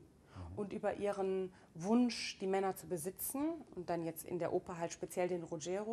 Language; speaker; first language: German; native; German